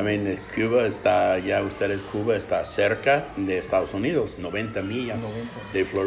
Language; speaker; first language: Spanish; non-native, fluent; English